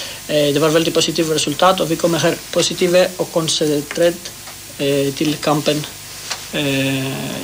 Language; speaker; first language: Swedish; non-native, learner; Greek